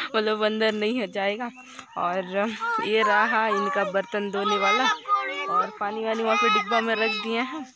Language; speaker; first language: Hindi; native; Hindi